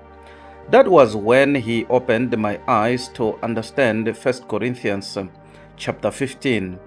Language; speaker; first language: English; non-native, local second language; Tsonga